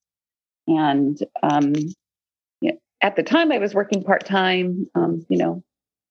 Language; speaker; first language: English; native; English